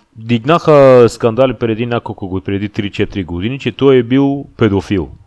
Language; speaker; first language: Bulgarian; non-native, fluent; Persian